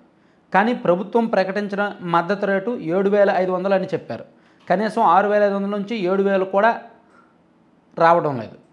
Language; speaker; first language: Telugu; native; Telugu